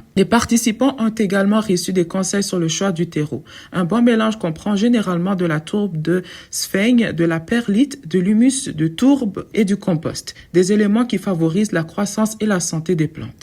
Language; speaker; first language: French; native; French